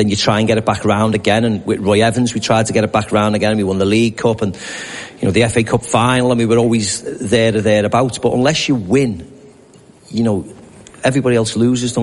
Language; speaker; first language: English; native; English